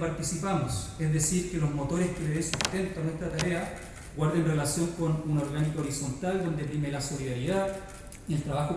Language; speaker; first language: Spanish; native; Spanish